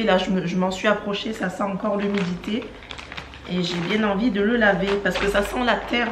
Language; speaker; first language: French; native; French